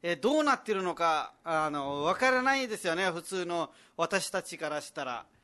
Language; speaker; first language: Japanese; non-native, fluent; Nepali